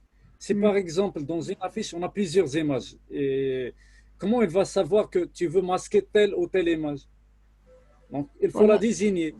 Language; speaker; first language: French; non-native, local second language; Arabic